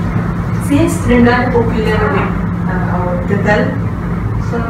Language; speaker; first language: English; non-native, local second language; Malay